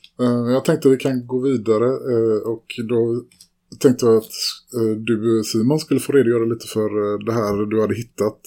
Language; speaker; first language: Swedish; native; Swedish